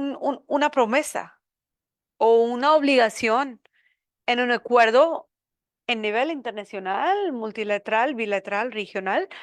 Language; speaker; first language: Spanish; non-native, learner; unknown